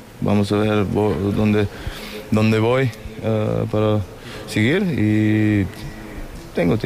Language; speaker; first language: Spanish; non-native, fluent; German